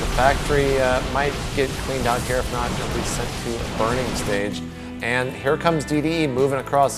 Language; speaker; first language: English; native; English